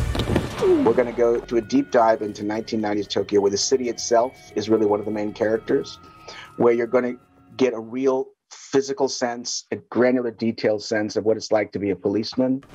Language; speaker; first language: English; native; English